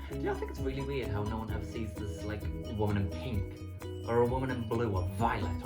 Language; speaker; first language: English; native; English